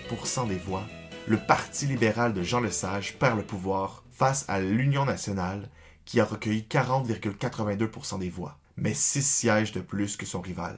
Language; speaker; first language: French; native; French